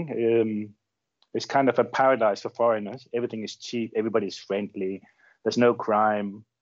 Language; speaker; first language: English; non-native, fluent; Danish